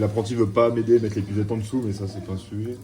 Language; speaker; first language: French; native; French